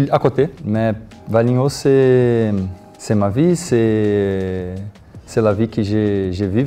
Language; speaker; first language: French; non-native, learner; Portuguese